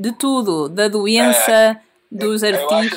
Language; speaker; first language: Portuguese; native; Portuguese